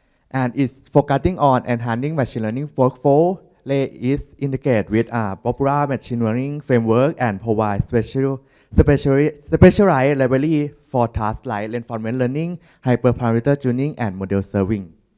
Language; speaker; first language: English; non-native, learner; Thai